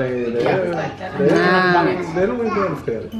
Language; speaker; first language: Swedish; native; Swedish